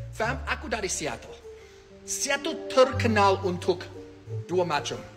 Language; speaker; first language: Indonesian; non-native, learner; English